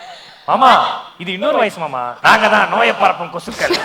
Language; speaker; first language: Tamil; native; Tamil